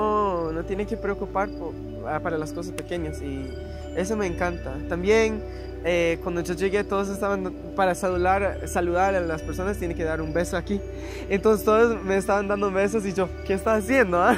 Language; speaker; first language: Spanish; non-native, fluent; English